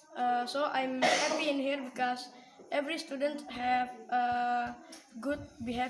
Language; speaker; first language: English; non-native, learner; Indonesian